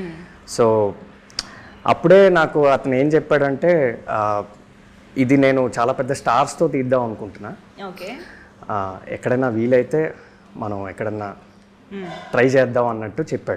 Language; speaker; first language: Telugu; native; Telugu